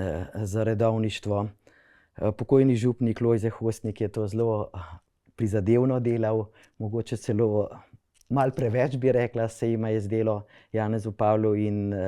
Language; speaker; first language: Slovenian; native; Slovenian